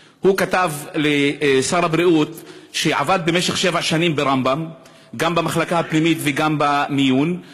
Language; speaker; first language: Hebrew; non-native, local second language; Arabic